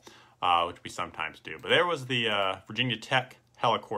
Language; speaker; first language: English; native; English